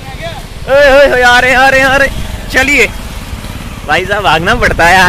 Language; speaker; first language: Hindi; native; Hindi